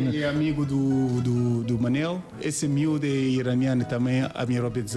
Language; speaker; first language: Portuguese; non-native, learner; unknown